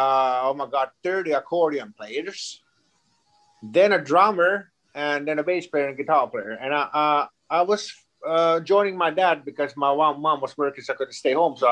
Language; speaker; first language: English; non-native, fluent; Swedish